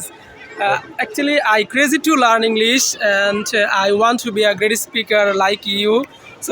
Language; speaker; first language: English; non-native, learner; Bangla